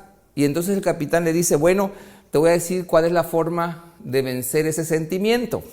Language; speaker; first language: Spanish; native; Spanish